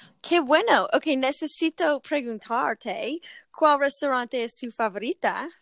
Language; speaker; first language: Spanish; non-native, learner; English